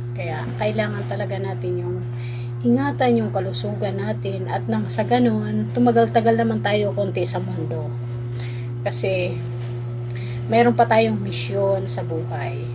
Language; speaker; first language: Filipino; non-native, local second language; Waray